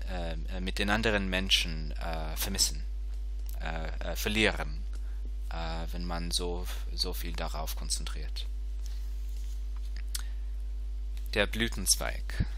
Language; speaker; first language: German; non-native, fluent; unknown